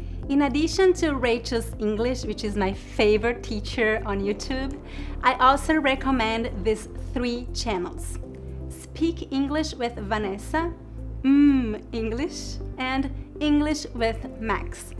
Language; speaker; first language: English; non-native, fluent; Portuguese